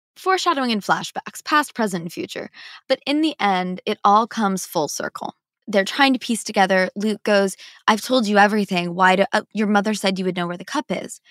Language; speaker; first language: English; native; English